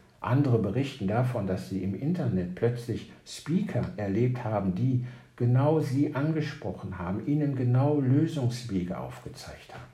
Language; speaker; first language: German; native; German